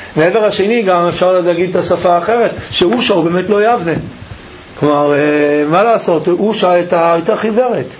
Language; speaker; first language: Hebrew; native; Hebrew